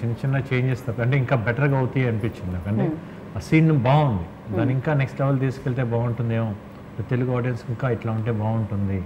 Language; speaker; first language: Telugu; native; Telugu